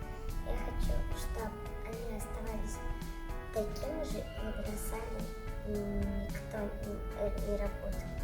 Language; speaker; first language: Russian; non-native, local second language; Kazakh